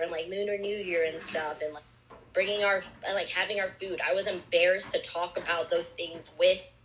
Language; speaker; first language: English; native; English